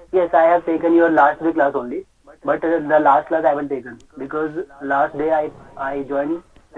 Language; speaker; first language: English; non-native, fluent; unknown